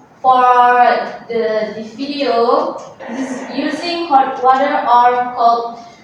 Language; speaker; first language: English; non-native, learner; Indonesian